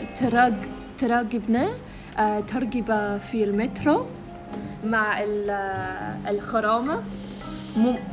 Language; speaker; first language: Arabic; non-native, learner; English